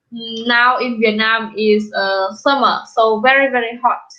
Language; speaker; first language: English; non-native, learner; Vietnamese